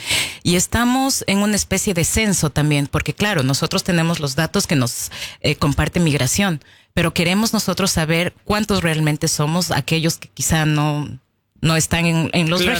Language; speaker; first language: Spanish; native; Spanish